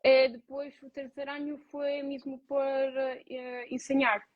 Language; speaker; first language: Portuguese; non-native, learner; Italian